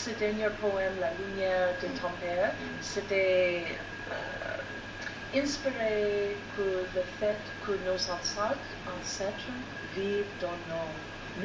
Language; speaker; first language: French; non-native, fluent; English